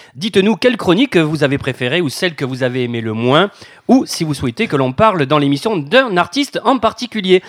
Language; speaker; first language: French; native; French